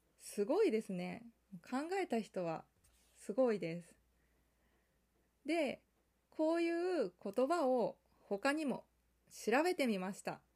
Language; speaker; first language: Japanese; non-native, fluent; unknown